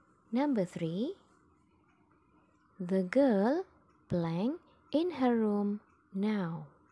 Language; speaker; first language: English; non-native, fluent; Indonesian